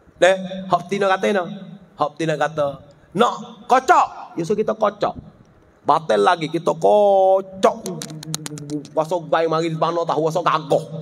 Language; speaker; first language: Malay; native; Malay